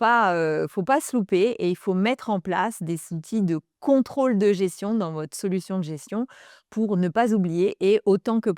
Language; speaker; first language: French; native; French